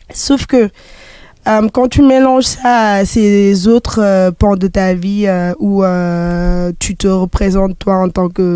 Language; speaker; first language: French; non-native, local second language; Wolof